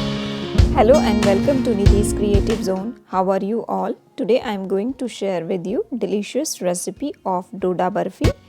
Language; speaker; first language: English; non-native, local second language; Hindi